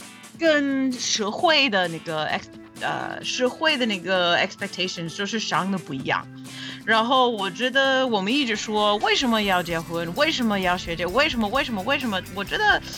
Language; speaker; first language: Chinese; non-native, fluent; English